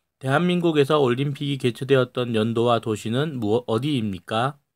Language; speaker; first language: Korean; native; Korean